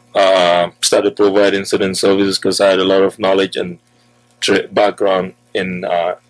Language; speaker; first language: English; non-native, local second language; Wolof